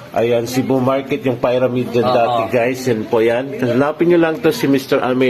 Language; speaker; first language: Filipino; native; Filipino